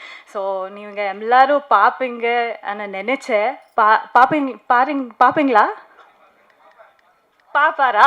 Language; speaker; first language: Tamil; non-native, learner; Kannada